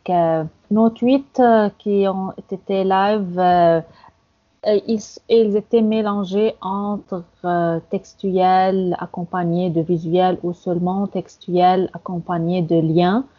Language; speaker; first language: French; non-native, fluent; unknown